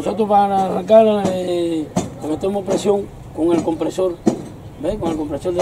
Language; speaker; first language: Spanish; native; Spanish